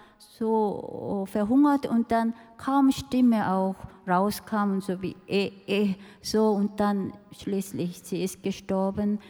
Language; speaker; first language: German; non-native, fluent; Korean